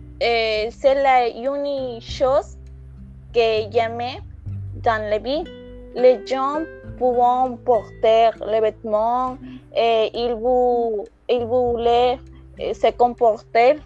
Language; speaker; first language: French; non-native, learner; Spanish